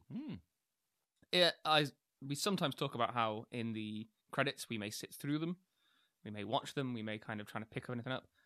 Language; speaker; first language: English; native; English